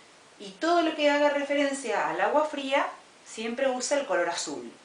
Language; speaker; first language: Spanish; native; Spanish